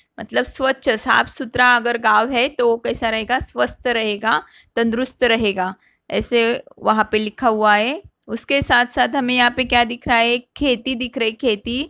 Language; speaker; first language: Hindi; non-native, local second language; Marathi